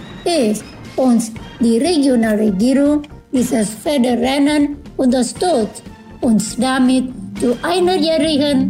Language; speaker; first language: German; non-native, fluent; Indonesian